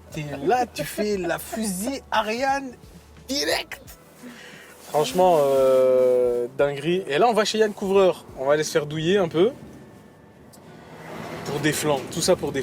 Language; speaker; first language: French; native; French